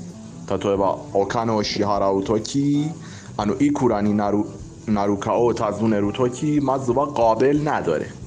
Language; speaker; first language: Japanese; non-native, learner; Persian